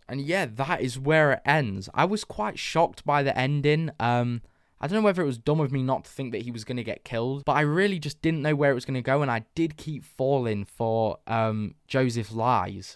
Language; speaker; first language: English; native; English